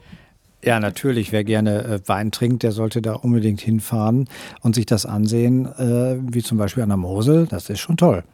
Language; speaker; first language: German; native; German